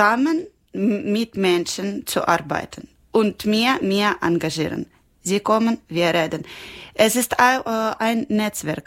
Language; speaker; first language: German; non-native, learner; Ukrainian